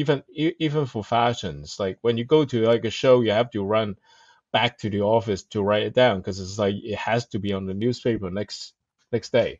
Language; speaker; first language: English; non-native, local second language; Cantonese